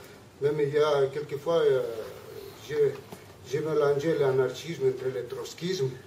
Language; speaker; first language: French; non-native, learner; Spanish